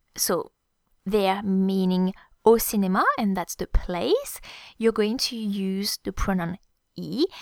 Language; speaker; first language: English; non-native, fluent; French